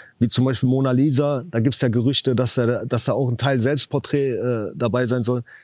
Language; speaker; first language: German; early bilingual, other home language; Chechen